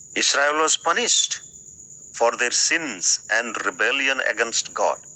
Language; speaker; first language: English; non-native, local second language; Odia